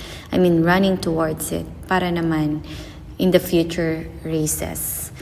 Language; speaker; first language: English; non-native, local second language; Filipino